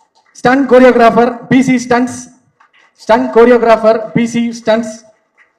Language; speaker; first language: Tamil; native; Tamil